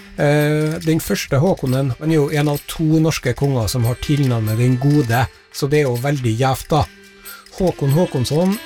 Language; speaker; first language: Norwegian; native; Norwegian